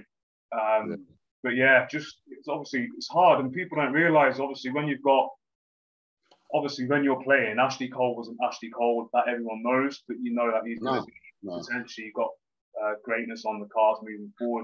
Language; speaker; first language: English; native; English